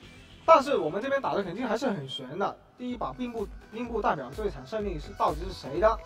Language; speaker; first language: Chinese; native; Chinese